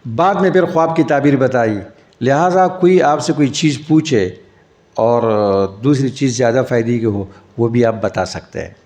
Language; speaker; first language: Urdu; non-native, local second language; Pashto